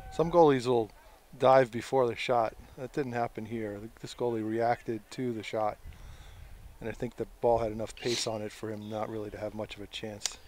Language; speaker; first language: English; native; English